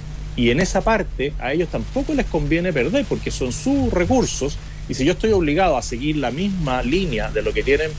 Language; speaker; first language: Spanish; native; Spanish